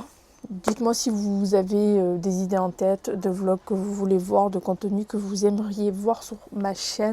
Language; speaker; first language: French; native; French